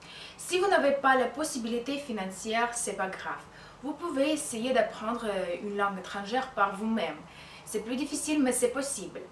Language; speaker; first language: French; non-native, fluent; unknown